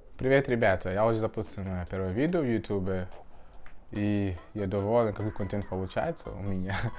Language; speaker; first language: Russian; non-native, fluent; Tswana